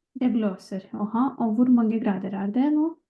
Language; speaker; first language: Norwegian; non-native, fluent; Lithuanian